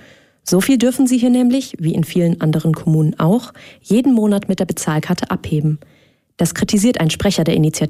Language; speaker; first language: German; native; German